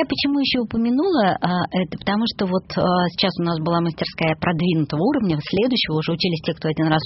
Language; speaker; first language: Russian; native; Russian